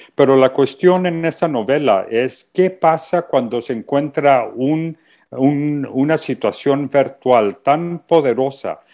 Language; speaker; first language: Spanish; early bilingual, heritage; Spanish